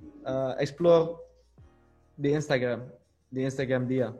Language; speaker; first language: Indonesian; non-native, learner; Dutch